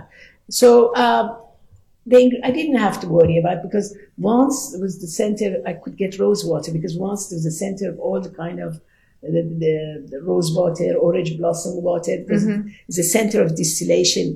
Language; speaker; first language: English; non-native, fluent; Persian